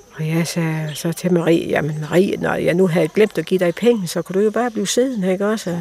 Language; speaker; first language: Danish; native; Danish